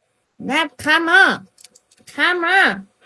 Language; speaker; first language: English; non-native, learner; Chinese